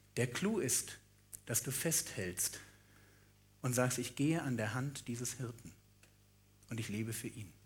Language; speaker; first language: German; native; German